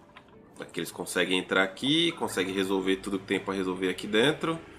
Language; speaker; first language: Portuguese; native; Portuguese